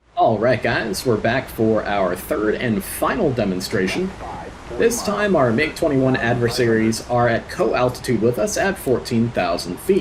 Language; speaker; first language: English; native; English